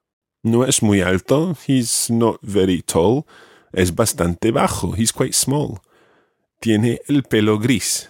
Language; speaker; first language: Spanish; non-native, fluent; English